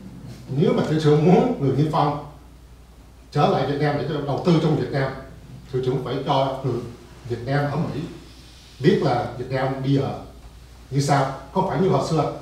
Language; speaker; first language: Vietnamese; early bilingual, heritage; English